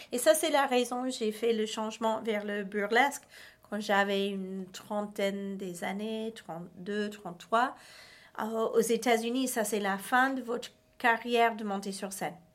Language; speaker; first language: French; non-native, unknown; English